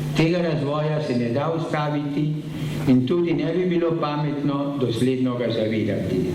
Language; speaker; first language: Slovenian; early bilingual, heritage; Slovenian